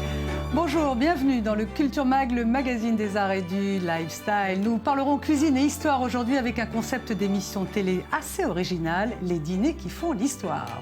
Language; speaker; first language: French; native; French